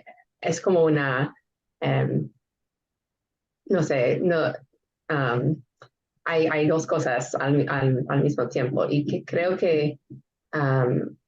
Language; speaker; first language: Spanish; non-native, fluent; English